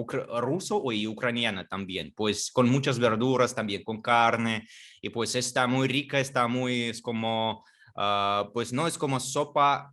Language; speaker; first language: Spanish; non-native, fluent; Russian